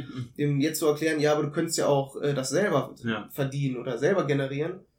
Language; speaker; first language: German; native; German